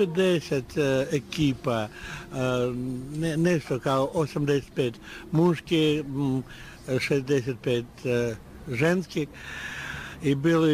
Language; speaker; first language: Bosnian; non-native, learner; Russian